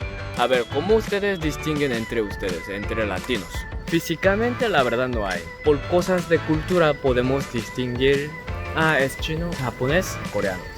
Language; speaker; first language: Spanish; non-native, learner; Korean